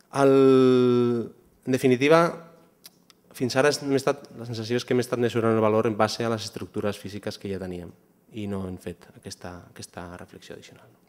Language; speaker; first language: Catalan; non-native, local second language; Spanish